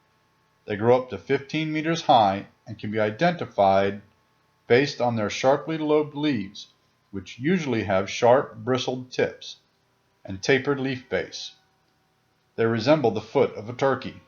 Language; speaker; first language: English; native; English